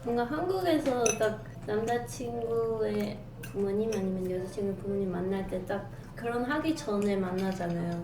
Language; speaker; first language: Korean; non-native, fluent; Dutch